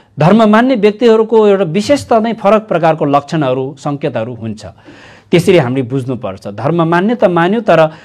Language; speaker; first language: Nepali; non-native, local second language; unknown